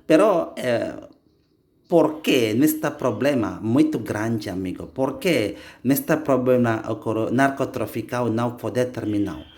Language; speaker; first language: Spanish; non-native, learner; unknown